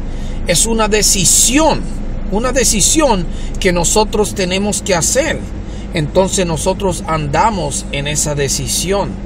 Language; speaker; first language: Spanish; early bilingual, heritage; Spanish